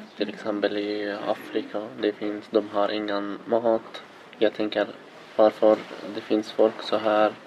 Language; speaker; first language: Swedish; non-native, learner; Arabic